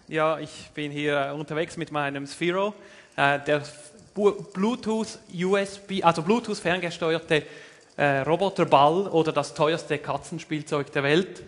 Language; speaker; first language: German; native; German